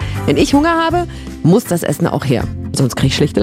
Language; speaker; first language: German; native; German